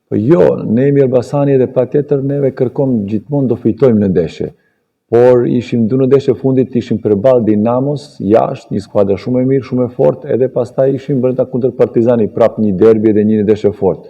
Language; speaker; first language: Albanian; non-native, learner; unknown